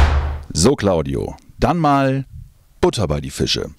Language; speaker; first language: German; native; German